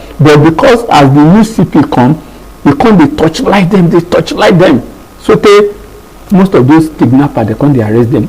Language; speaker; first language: Nigerian Pidgin; non-native, local second language; Yoruba